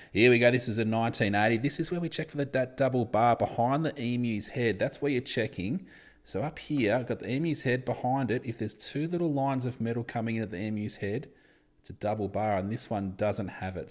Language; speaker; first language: English; native; English